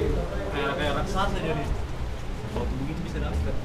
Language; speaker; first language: Indonesian; native; Indonesian